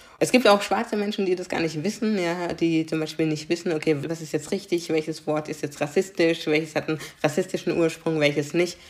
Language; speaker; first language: German; native; German